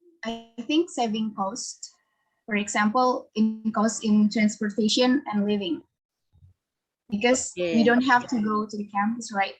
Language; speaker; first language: English; non-native, learner; Indonesian